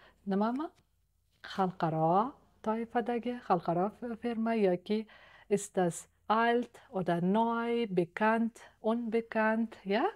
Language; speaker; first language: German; non-native, fluent; Uzbek